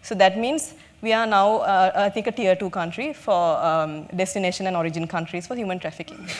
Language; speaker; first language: English; non-native, local second language; Sinhala